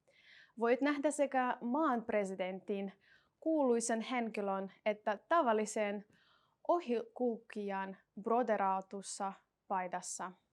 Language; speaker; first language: Finnish; non-native, fluent; Ukrainian